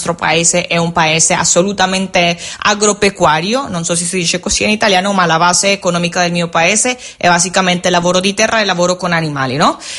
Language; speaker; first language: Italian; non-native, fluent; Spanish